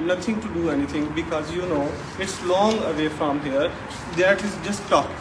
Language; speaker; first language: English; non-native, learner; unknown